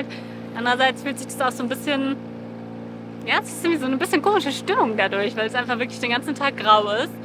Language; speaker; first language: German; native; German